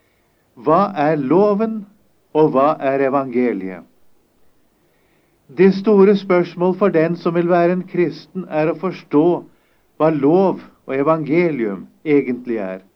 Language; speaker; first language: Norwegian; native; Norwegian